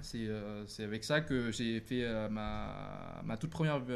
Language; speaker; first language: French; non-native, fluent; Thai